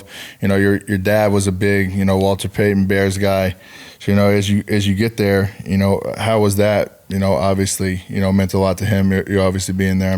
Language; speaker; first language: English; native; English